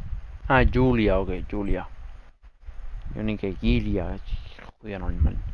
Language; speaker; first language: Italian; non-native, learner; Spanish